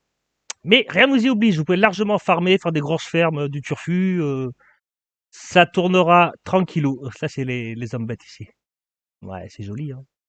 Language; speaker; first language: French; native; French